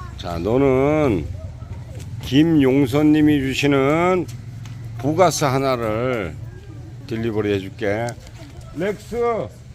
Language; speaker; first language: Korean; native; Korean